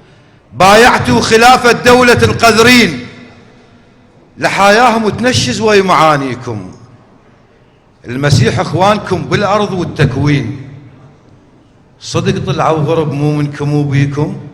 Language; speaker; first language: Arabic; native; Arabic